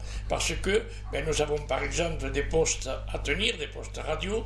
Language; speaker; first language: French; native; French